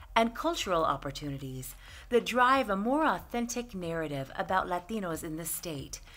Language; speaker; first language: English; native; English